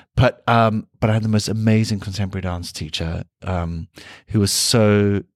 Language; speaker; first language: English; native; English